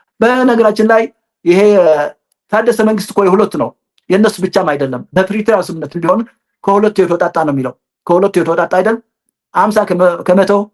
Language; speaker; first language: Amharic; non-native, local second language; Tigrinya